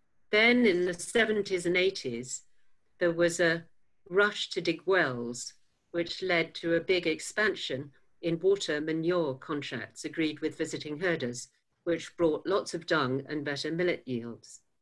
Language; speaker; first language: English; native; English